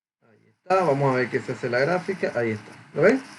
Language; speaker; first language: Spanish; native; Spanish